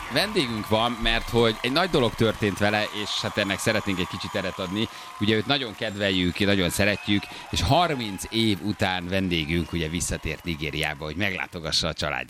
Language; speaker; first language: Hungarian; native; Hungarian